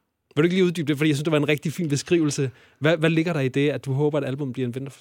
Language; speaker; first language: Danish; native; Danish